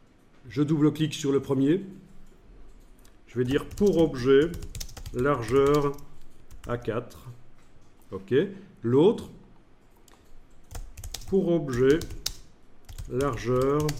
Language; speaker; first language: French; native; French